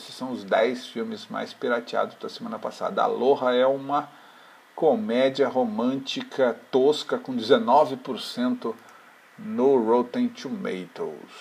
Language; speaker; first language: Portuguese; native; Portuguese